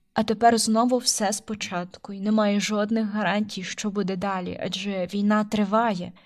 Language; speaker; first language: Ukrainian; native; Ukrainian